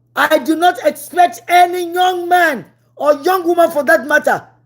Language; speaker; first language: English; non-native, local second language; Yoruba